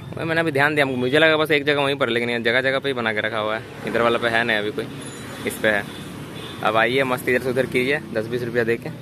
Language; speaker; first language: Hindi; native; Hindi